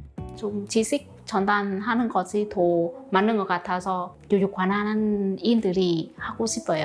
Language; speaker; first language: Korean; non-native, fluent; Vietnamese